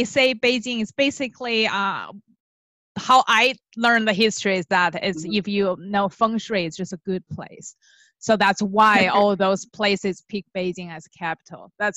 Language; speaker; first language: English; non-native, fluent; Chinese